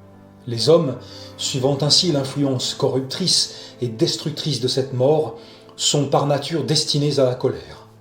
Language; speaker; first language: French; native; French